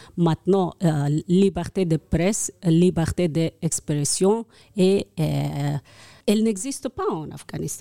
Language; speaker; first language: French; non-native, learner; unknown